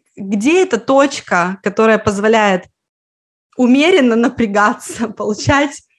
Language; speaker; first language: Russian; native; Russian